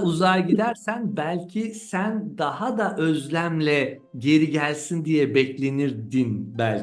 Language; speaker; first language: Turkish; native; Turkish